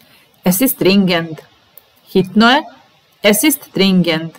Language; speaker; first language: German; non-native, fluent; Serbian